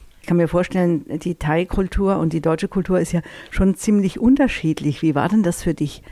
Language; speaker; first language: German; native; German